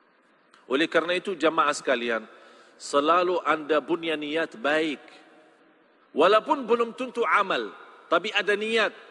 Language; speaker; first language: Indonesian; non-native, fluent; Arabic